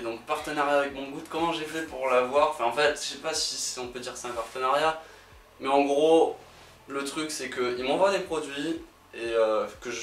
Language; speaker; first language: French; native; French